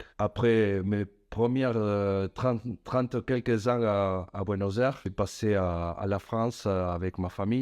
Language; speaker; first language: French; non-native, fluent; Spanish